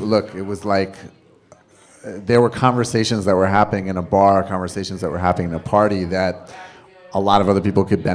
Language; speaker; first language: English; native; English